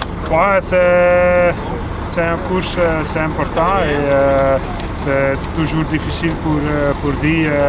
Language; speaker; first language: French; non-native, local second language; Dutch